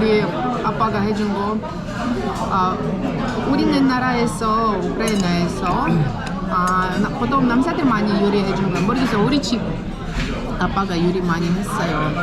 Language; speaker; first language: Korean; non-native, fluent; Ukrainian